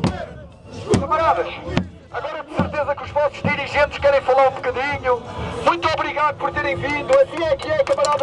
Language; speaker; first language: Portuguese; native; Portuguese